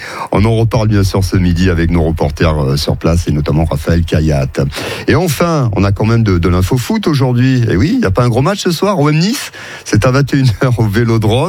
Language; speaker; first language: French; native; French